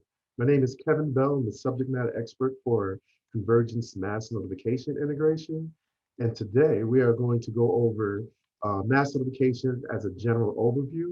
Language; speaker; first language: English; native; English